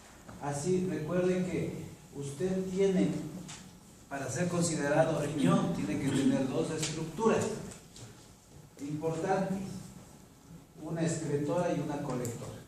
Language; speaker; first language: Spanish; native; Spanish